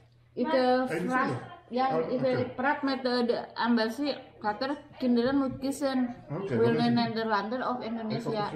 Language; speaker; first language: Dutch; non-native, learner; Indonesian